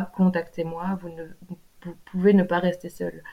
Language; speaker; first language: French; native; French